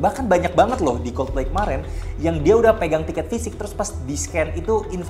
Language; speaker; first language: Indonesian; native; Indonesian